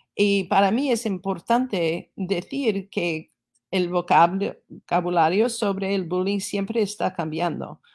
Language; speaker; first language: Spanish; non-native, fluent; English